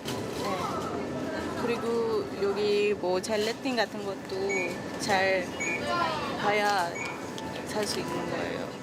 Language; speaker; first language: Korean; non-native, fluent; Malay